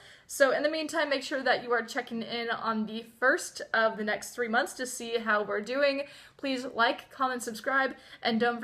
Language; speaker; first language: English; native; English